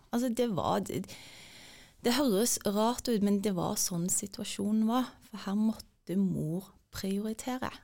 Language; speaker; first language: Norwegian; early bilingual, other home language; Turkish